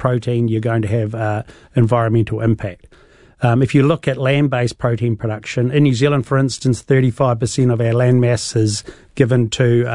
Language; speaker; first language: English; native; English